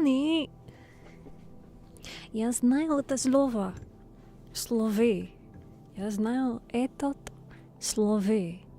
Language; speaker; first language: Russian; non-native, learner; English